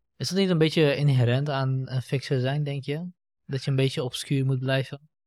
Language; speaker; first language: Dutch; early bilingual, other home language; Central Kurdish